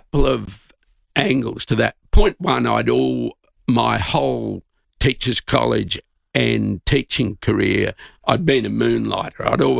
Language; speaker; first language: English; native; English